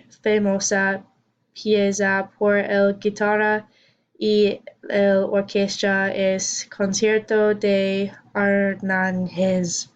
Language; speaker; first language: Spanish; non-native, learner; English